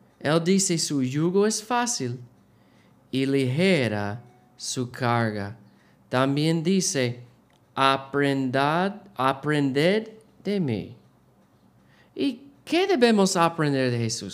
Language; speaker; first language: Spanish; non-native, learner; English